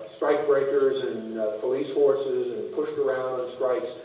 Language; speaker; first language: English; native; English